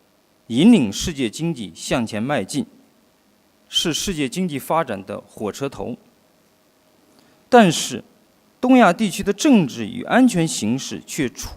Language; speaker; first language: Chinese; native; Chinese